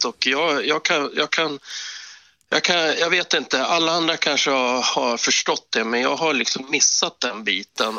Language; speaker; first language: Swedish; native; Swedish